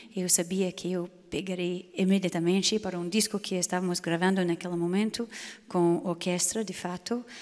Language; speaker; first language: Portuguese; non-native, fluent; English